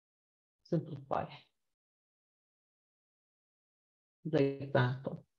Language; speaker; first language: English; non-native, learner; Persian